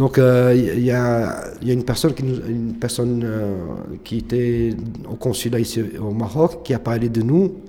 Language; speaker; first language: French; early bilingual, other home language; Arabic